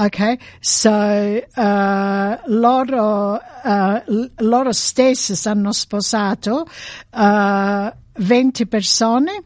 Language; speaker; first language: Italian; early bilingual, heritage; Italian